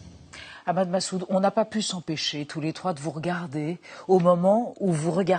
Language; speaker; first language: French; native; French